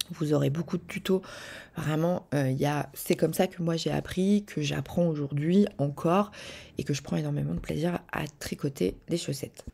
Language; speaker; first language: French; native; French